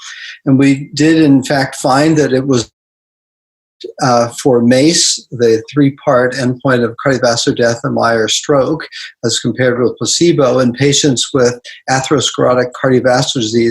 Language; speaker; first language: English; native; English